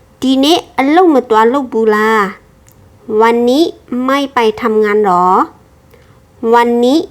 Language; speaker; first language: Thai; non-native, fluent; Burmese